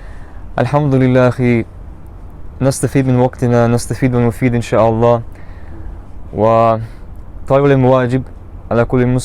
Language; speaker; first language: Arabic; non-native, learner; German